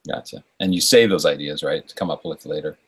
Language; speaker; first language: English; native; English